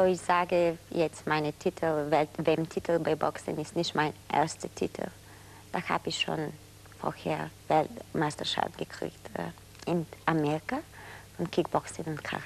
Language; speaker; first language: German; non-native, fluent; Bulgarian